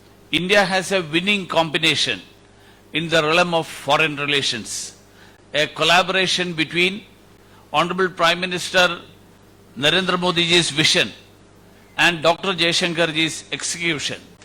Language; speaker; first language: English; non-native, local second language; Malayalam